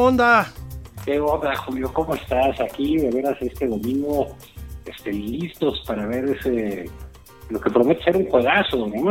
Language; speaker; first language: Spanish; native; Spanish